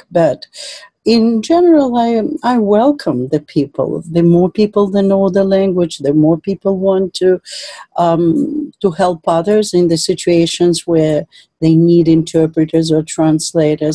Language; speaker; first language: English; non-native, fluent; Russian